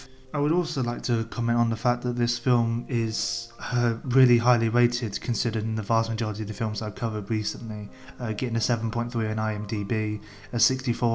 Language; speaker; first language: English; native; English